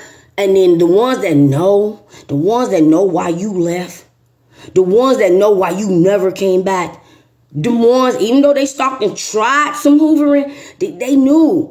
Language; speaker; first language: English; native; English